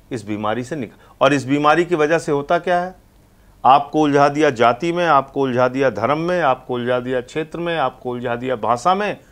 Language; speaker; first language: Hindi; native; Hindi